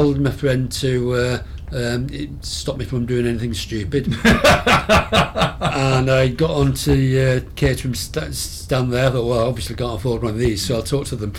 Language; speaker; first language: English; native; English